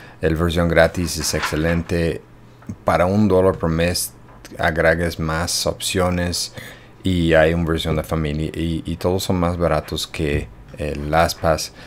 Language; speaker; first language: Spanish; non-native, fluent; English